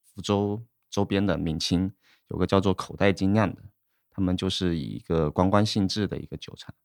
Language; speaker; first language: Chinese; native; Chinese